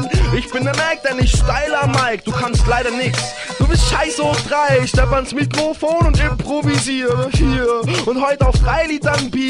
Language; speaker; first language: German; native; German